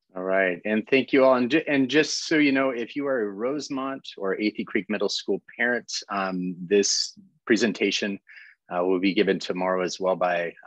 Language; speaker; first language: English; native; English